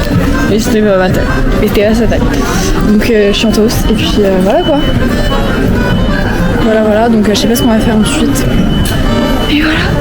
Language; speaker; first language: French; native; French